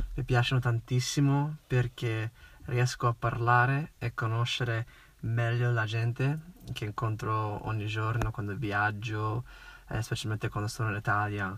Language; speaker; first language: Italian; non-native, fluent; English